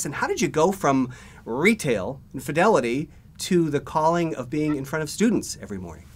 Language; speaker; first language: English; native; English